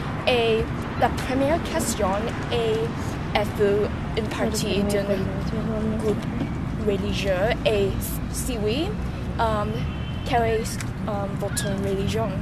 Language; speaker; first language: French; non-native, learner; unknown